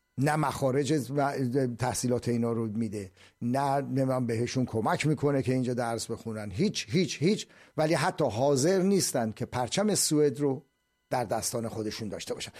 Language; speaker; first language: Persian; native; Persian